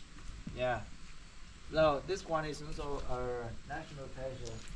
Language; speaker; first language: English; non-native, fluent; Vietnamese